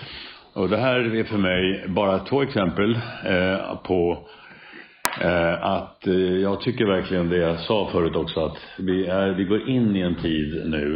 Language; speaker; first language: Swedish; native; Swedish